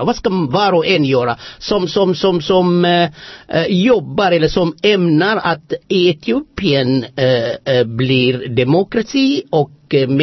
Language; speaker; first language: Swedish; non-native, fluent; Amharic